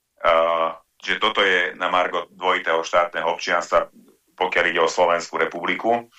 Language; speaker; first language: Slovak; non-native, local second language; Hungarian